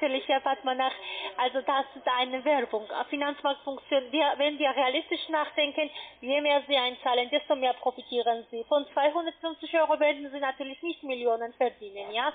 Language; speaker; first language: German; non-native, fluent; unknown